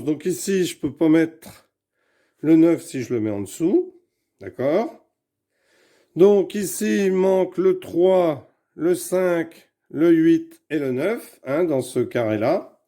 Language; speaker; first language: French; native; French